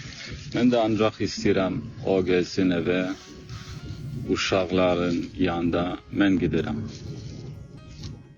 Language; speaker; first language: Azerbaijani; non-native, learner; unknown